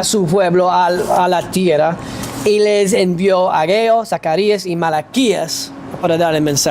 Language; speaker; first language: Spanish; non-native, fluent; English